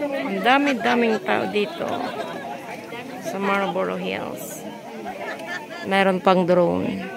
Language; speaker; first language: Filipino; native; Filipino